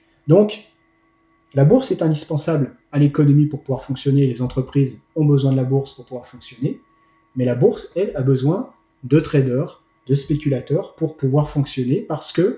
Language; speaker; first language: French; native; French